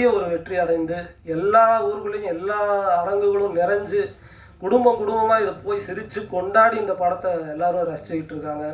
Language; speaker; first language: Tamil; native; Tamil